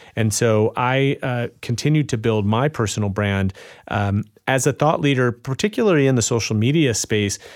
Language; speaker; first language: English; native; English